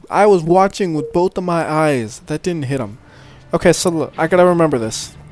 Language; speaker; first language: English; native; English